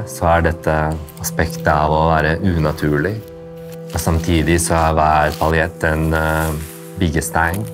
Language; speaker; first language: Norwegian; early bilingual, other home language; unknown